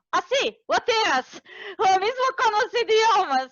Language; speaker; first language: Spanish; non-native, fluent; Serbian